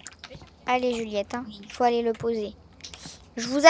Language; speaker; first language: French; native; French